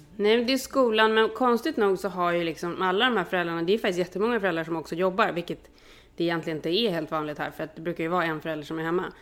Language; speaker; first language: Swedish; native; Swedish